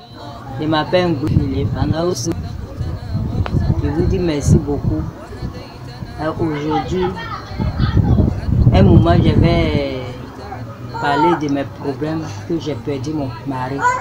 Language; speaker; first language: French; non-native, local second language; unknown